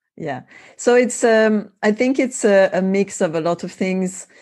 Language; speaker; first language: English; non-native, fluent; French